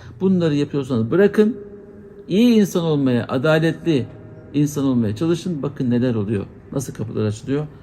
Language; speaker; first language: Turkish; native; Turkish